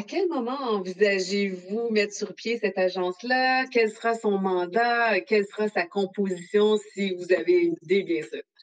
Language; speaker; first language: French; native; French